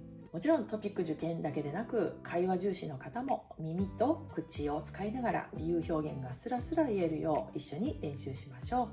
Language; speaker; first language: Japanese; early bilingual, heritage; Japanese